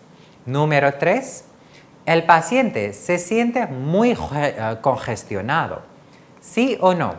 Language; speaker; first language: Spanish; non-native, fluent; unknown